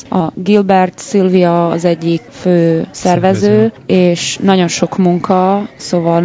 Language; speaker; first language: Hungarian; early bilingual, heritage; Hungarian